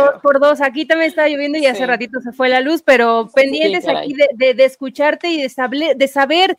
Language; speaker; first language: Spanish; native; Spanish